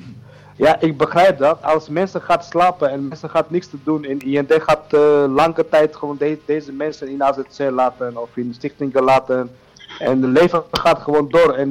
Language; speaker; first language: Dutch; non-native, learner; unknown